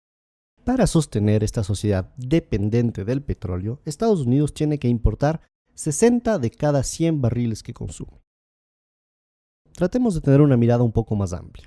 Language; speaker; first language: Spanish; native; Spanish